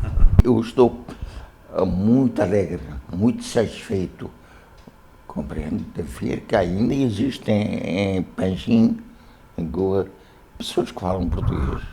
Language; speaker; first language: Portuguese; non-native, local second language; Konkani